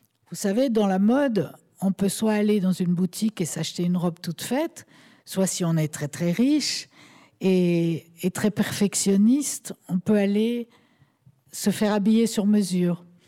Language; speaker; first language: French; native; French